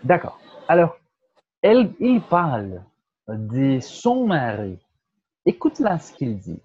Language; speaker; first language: French; non-native, fluent; Portuguese